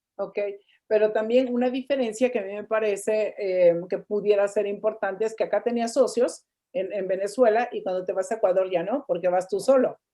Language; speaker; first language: Spanish; native; Spanish